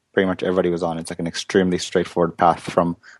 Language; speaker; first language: English; native; English